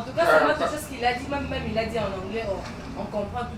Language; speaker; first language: French; non-native, local second language; Lingala